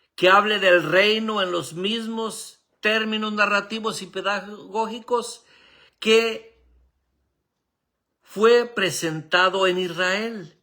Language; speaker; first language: Spanish; native; Spanish